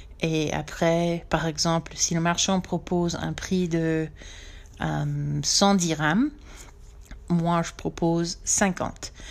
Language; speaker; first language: French; non-native, fluent; English